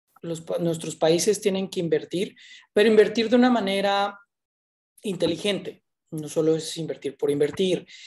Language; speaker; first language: Spanish; native; Spanish